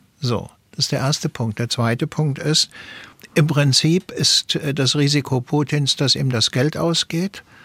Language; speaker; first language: German; native; German